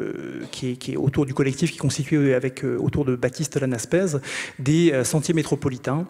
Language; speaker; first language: French; native; French